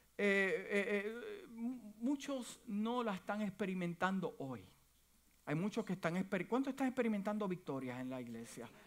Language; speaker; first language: Spanish; native; Spanish